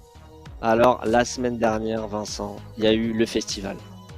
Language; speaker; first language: French; native; French